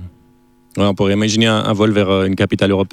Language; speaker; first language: French; native; French